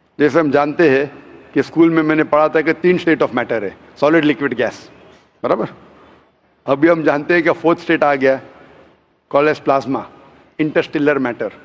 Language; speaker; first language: Hindi; non-native, local second language; Konkani